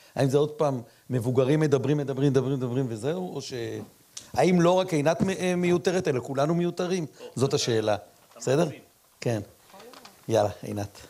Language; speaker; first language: Hebrew; native; Hebrew